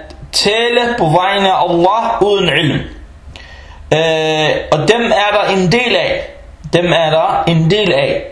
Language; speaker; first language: Danish; early bilingual, other home language; Arabic